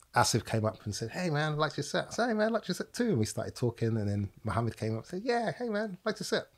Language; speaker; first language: English; native; English